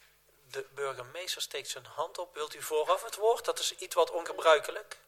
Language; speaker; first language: Dutch; native; Dutch